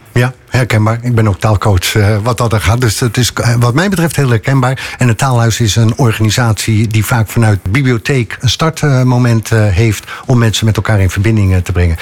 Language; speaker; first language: Dutch; native; Dutch